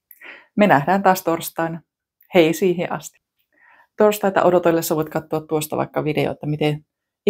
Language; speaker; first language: Finnish; native; Finnish